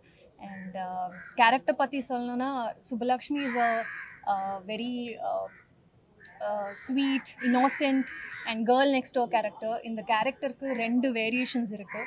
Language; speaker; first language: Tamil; non-native, learner; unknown